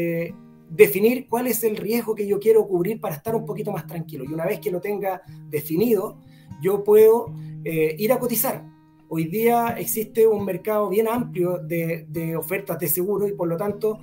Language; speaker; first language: Spanish; native; Spanish